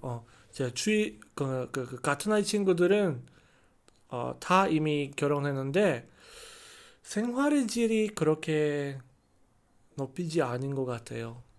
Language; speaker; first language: Korean; non-native, learner; Chinese